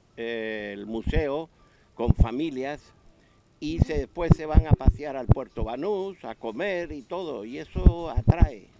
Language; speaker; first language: Spanish; native; Spanish